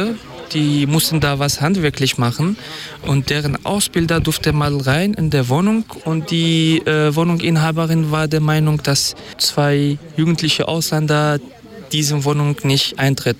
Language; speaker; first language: German; non-native, fluent; Kurdish